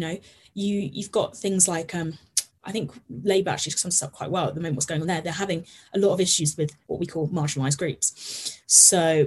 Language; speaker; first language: English; native; English